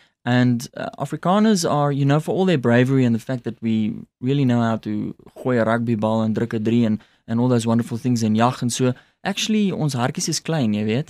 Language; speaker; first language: English; non-native, local second language; Afrikaans